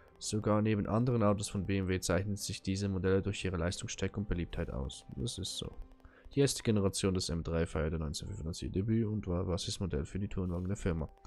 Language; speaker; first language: German; native; German